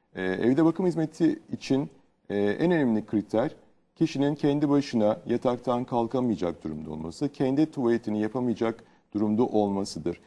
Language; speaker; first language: Turkish; native; Turkish